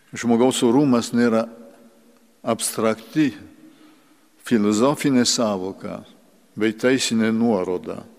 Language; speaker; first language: Lithuanian; early bilingual, heritage; Lithuanian